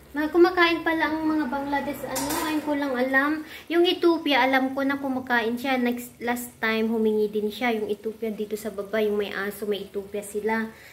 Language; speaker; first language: Filipino; non-native, local second language; Iloko